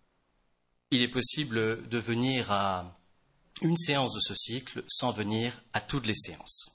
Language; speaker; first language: French; native; French